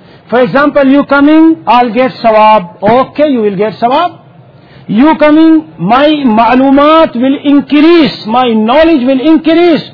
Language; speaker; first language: English; non-native, local second language; Urdu